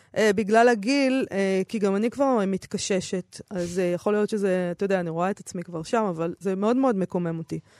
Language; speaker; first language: Hebrew; native; Hebrew